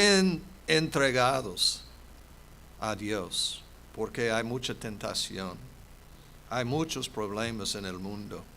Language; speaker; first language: Spanish; non-native, fluent; English